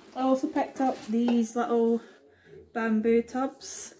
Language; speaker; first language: English; native; English